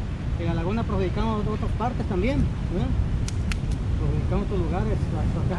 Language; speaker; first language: Spanish; native; Spanish